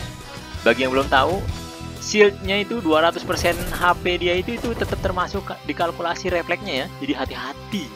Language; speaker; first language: Indonesian; native; Indonesian